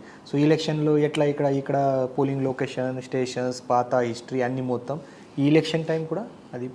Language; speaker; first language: Telugu; non-native, learner; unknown